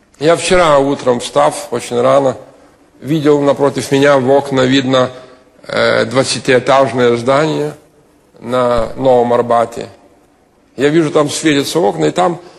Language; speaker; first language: Russian; non-native, local second language; Lithuanian